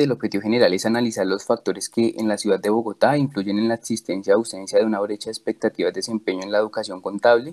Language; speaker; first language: Spanish; native; Spanish